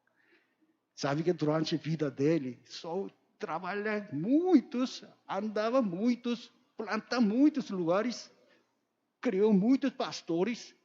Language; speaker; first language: Portuguese; non-native, learner; Korean